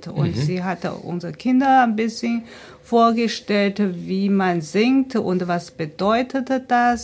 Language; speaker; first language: German; non-native, fluent; Chinese